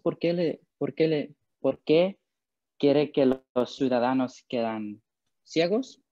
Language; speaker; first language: Spanish; non-native, learner; English